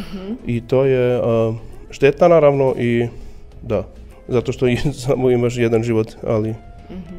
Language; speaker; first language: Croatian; non-native, learner; German